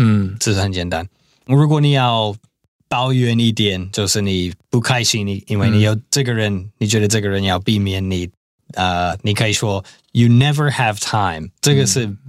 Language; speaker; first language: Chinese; non-native, fluent; English